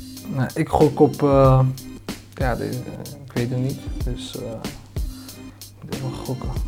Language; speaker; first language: Dutch; early bilingual, other home language; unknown